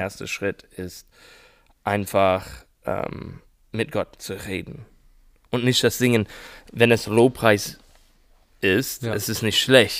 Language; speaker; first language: German; non-native, learner; English